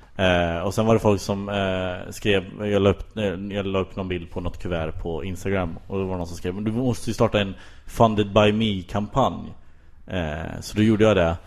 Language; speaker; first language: Swedish; native; Swedish